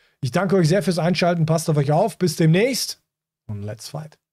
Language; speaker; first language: German; native; German